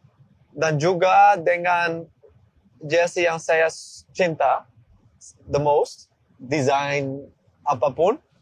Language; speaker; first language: Indonesian; non-native, learner; Dutch